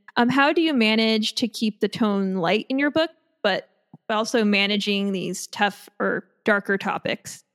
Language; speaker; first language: English; native; English